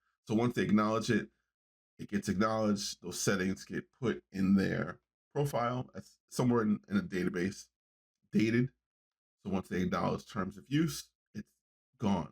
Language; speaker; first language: English; native; English